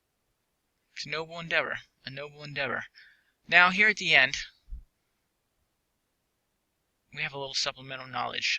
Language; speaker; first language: English; native; English